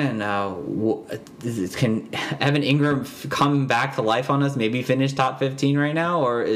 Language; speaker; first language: English; native; English